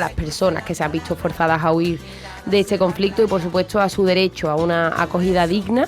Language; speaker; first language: Spanish; native; Spanish